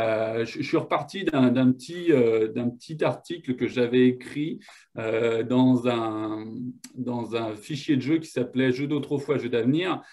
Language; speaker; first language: French; native; French